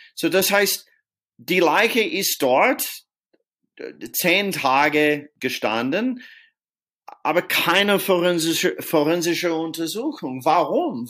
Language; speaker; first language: German; non-native, fluent; English